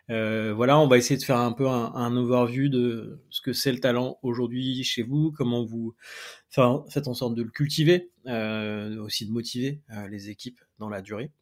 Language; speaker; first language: French; native; French